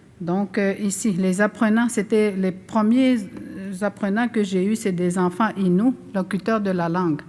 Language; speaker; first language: French; non-native, local second language; Innu-aimun